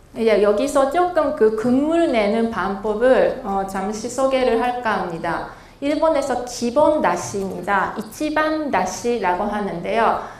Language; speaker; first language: Korean; non-native, fluent; Japanese